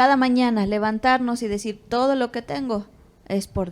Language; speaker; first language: Spanish; native; Spanish